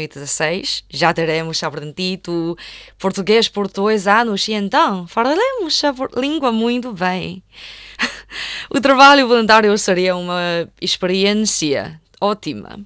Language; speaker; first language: Portuguese; non-native, fluent; Chinese